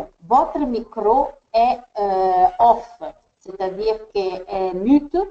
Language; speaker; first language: French; non-native, fluent; Spanish